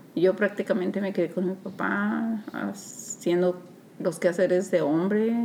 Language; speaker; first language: Spanish; native; Spanish